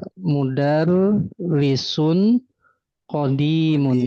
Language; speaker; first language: Arabic; non-native, fluent; Indonesian